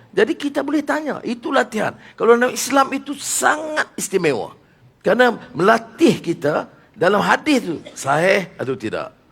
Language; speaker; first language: Malay; native; Malay